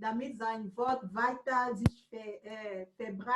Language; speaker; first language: German; non-native, fluent; French